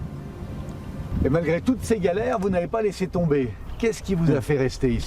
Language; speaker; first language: French; native; French